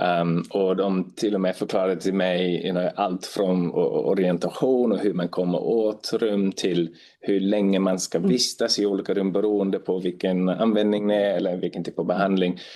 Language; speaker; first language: Swedish; non-native, fluent; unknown